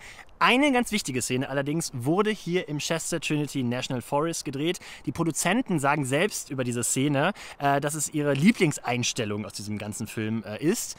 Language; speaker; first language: German; native; German